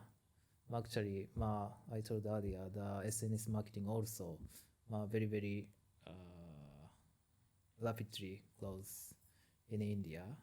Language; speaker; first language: English; non-native, learner; Japanese